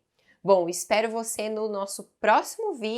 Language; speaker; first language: Portuguese; native; Portuguese